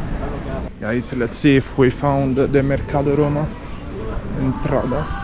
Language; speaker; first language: English; non-native, fluent; Italian